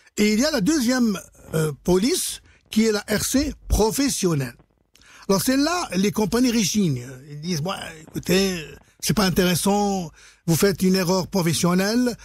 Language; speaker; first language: French; non-native, local second language; Arabic